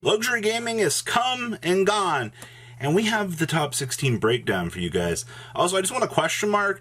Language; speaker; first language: English; native; English